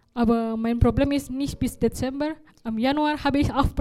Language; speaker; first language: German; non-native, learner; Indonesian